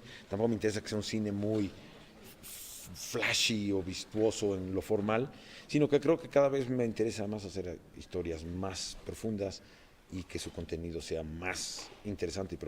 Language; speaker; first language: Spanish; native; Spanish